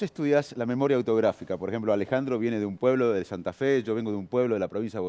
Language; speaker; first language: Spanish; native; Spanish